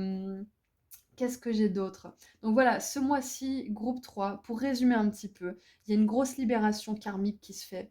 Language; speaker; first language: French; native; French